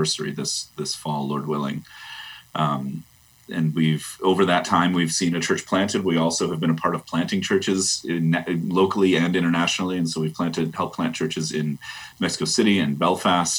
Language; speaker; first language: English; native; English